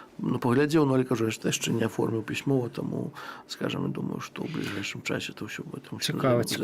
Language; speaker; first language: Belarusian; native; Belarusian